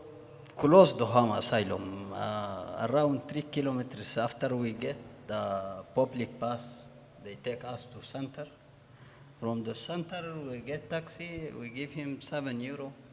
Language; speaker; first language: English; non-native, learner; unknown